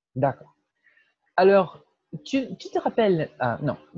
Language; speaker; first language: French; non-native, fluent; Portuguese